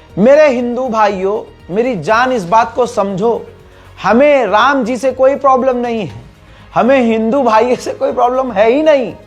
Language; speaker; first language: Hindi; native; Hindi